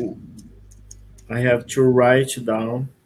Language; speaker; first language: English; non-native, learner; Portuguese